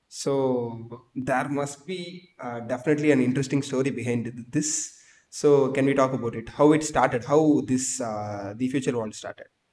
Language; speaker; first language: English; non-native, local second language; Tamil